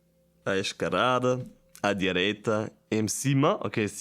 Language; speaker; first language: Portuguese; non-native, learner; German